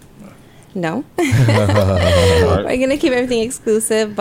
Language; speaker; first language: English; early bilingual, other home language; Spanish